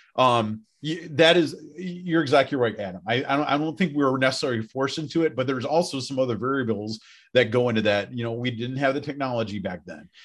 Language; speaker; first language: English; native; English